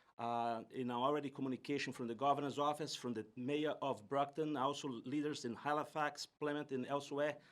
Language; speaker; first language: English; non-native, fluent; Portuguese